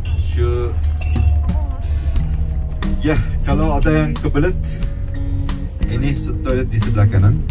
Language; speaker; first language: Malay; non-native, fluent; Turkish